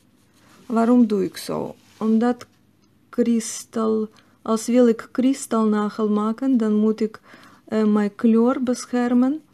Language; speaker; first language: Dutch; non-native, learner; Russian